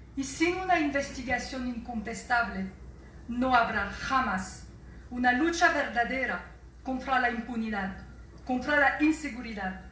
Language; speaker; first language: Spanish; non-native, fluent; French